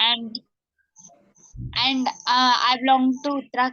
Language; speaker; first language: English; non-native, learner; Hindi